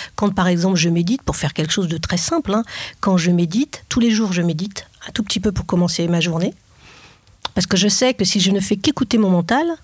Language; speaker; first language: French; native; French